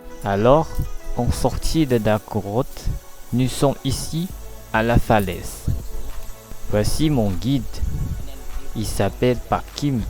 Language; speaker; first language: French; non-native, learner; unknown